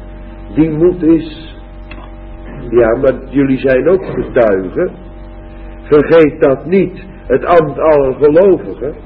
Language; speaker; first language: Dutch; native; Dutch